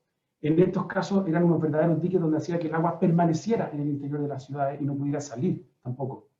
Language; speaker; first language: Spanish; native; Spanish